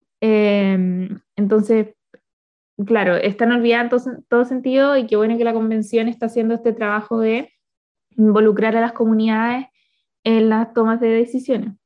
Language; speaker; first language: Spanish; native; Spanish